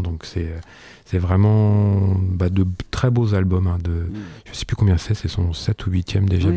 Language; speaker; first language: French; native; French